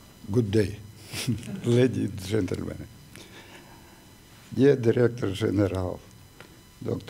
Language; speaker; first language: English; non-native, learner; Ukrainian